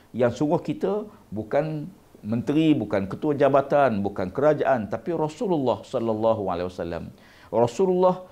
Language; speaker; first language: Malay; native; Malay